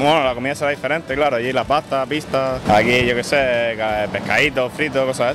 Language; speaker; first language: Spanish; native; Spanish